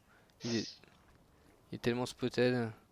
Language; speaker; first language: French; native; French